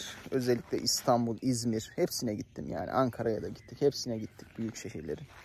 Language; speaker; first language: Turkish; native; Turkish